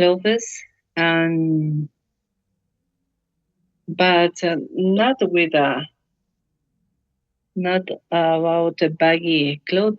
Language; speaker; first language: English; non-native, learner; Spanish